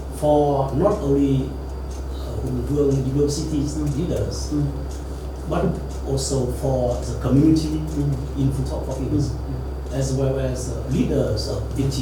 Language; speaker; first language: English; non-native, learner; Vietnamese